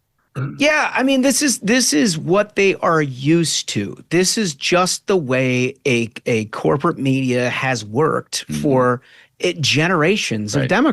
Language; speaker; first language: English; native; English